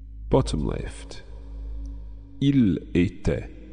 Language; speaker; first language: French; non-native, fluent; English